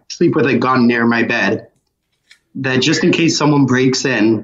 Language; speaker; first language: English; native; English